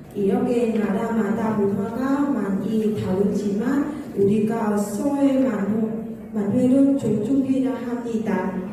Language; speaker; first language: Korean; non-native, learner; Vietnamese